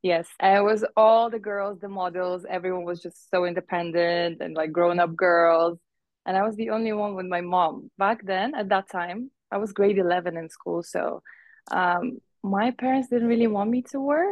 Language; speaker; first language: English; non-native, fluent; Uzbek